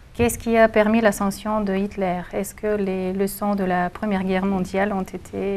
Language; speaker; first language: French; non-native, fluent; Bulgarian